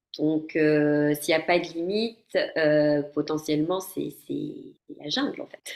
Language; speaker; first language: French; non-native, fluent; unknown